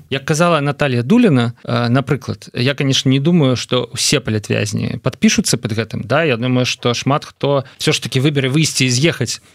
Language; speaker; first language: Belarusian; non-native, local second language; Russian